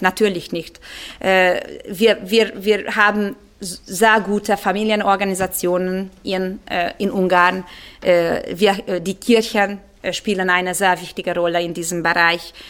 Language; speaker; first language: German; non-native, fluent; Hungarian